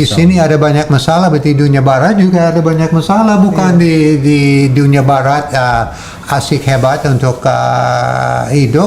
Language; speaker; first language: Indonesian; non-native, fluent; English